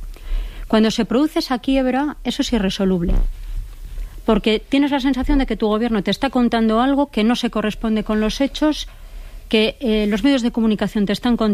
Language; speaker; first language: Spanish; native; Spanish